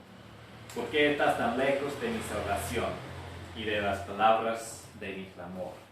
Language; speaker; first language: Spanish; non-native, fluent; English